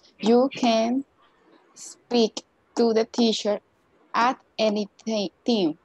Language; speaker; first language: English; non-native, learner; Spanish